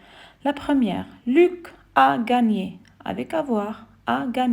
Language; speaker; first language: French; non-native, fluent; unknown